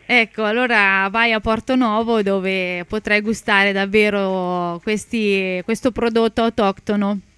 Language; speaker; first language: Italian; native; Italian